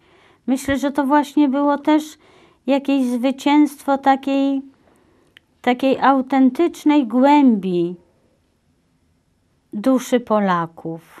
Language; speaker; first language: Polish; native; Polish